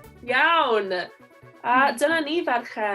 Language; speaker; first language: Welsh; non-native, local second language; English